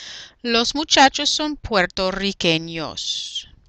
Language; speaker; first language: Spanish; non-native, fluent; English